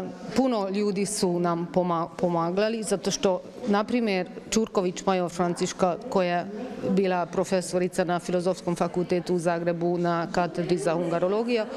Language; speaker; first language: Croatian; non-native, fluent; Hungarian